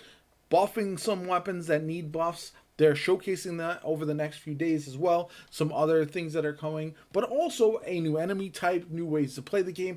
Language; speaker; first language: English; native; English